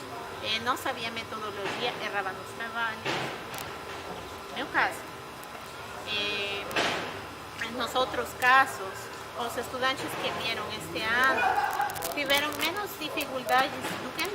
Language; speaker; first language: Portuguese; non-native, fluent; Spanish